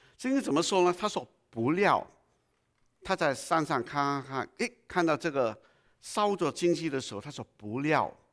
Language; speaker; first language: Chinese; non-native, local second language; Cantonese